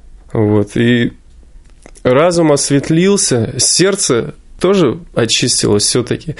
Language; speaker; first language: Russian; native; Russian